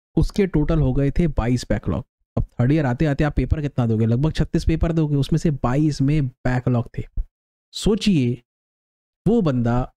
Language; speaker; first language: Hindi; native; Hindi